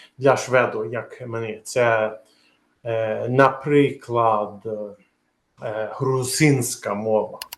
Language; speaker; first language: Ukrainian; non-native, learner; Swedish